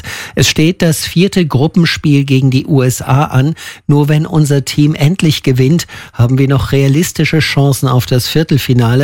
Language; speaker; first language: German; native; German